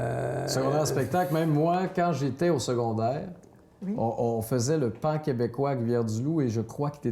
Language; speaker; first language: French; native; French